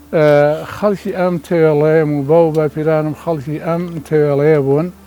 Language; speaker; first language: Central Kurdish; non-native, local second language; Gurani